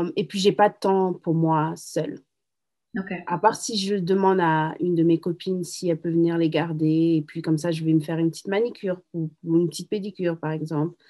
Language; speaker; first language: French; native; French